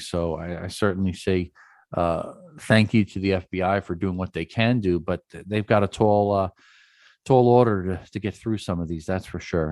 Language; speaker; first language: English; native; English